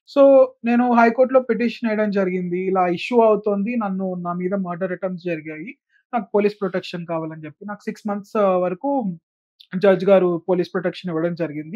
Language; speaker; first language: Telugu; native; Telugu